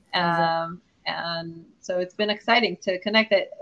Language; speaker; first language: English; non-native, fluent; Hebrew